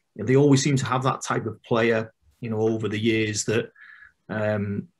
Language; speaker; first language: English; native; English